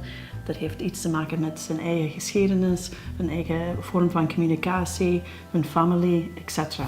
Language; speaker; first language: Dutch; non-native, fluent; English